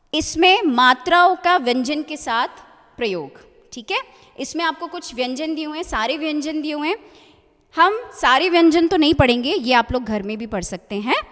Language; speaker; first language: Hindi; native; Hindi